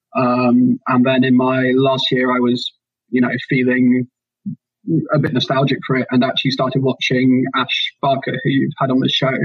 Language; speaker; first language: English; native; English